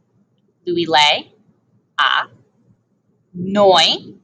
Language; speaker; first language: Italian; non-native, fluent; English